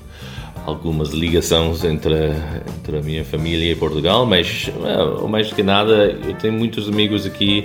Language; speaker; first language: Portuguese; non-native, fluent; English